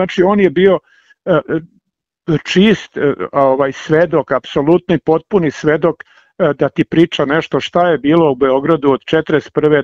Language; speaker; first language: Serbian; native; Serbian